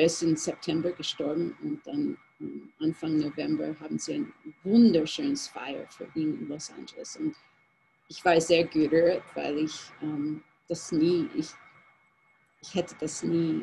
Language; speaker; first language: German; non-native, fluent; English